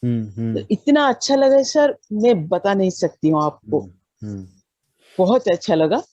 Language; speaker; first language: Hindi; non-native, local second language; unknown